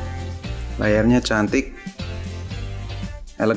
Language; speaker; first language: Indonesian; native; Indonesian